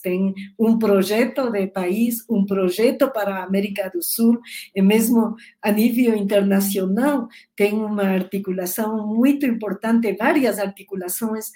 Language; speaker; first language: Portuguese; non-native, learner; Spanish